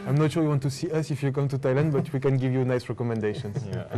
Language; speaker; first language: English; non-native, fluent; French